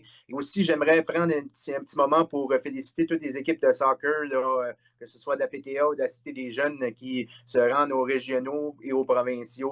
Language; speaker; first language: French; native; French